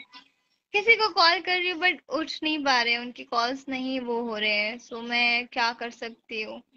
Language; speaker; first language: Hindi; native; Hindi